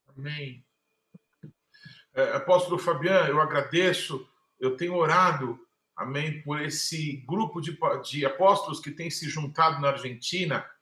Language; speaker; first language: Portuguese; native; Portuguese